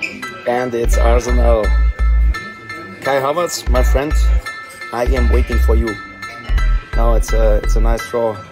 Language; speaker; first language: English; non-native, fluent; German